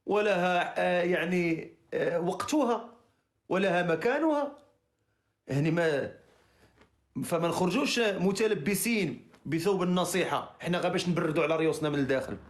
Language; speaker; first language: Arabic; native; Arabic